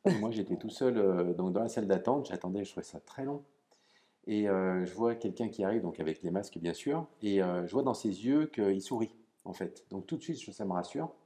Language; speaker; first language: French; native; French